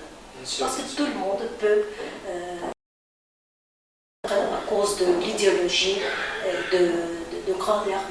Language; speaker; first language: French; non-native, fluent; Azerbaijani